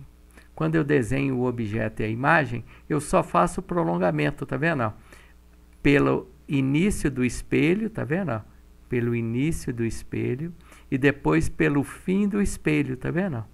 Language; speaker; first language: Portuguese; native; Portuguese